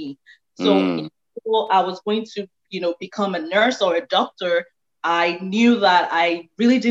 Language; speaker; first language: English; non-native, local second language; Yoruba